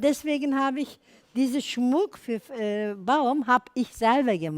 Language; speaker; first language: German; non-native, learner; Turkish